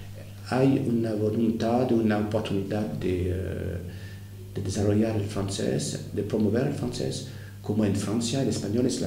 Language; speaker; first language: Spanish; non-native, fluent; French